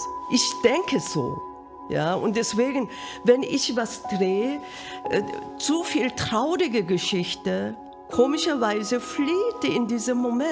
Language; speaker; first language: German; non-native, fluent; Korean